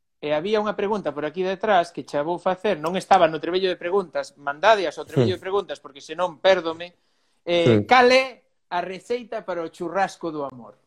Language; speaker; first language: Galician; non-native, local second language; Spanish